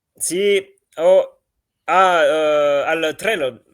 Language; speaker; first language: Spanish; non-native, learner; French